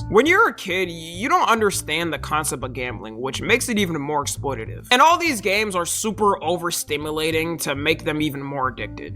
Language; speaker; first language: English; native; English